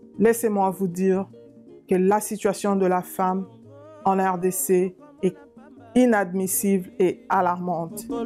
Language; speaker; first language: French; non-native, local second language; Lingala